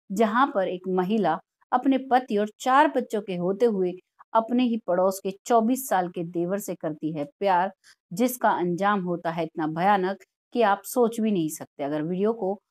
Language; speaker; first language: Hindi; native; Hindi